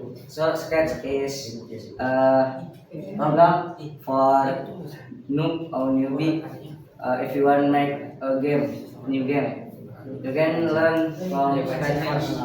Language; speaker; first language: English; non-native, learner; Indonesian